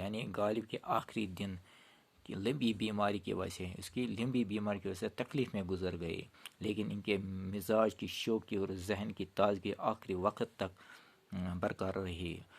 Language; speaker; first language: Urdu; non-native, local second language; Kashmiri